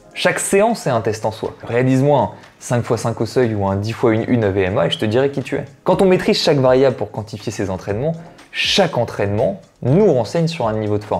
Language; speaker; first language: French; native; French